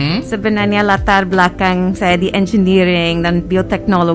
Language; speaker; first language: Indonesian; non-native, fluent; English